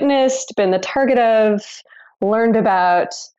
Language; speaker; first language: English; native; English